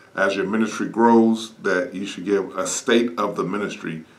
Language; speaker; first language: English; native; English